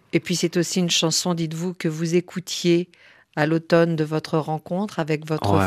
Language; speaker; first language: French; native; French